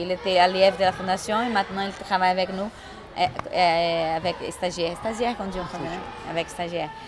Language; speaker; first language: French; non-native, fluent; Portuguese